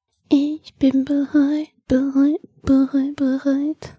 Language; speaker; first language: German; non-native, fluent; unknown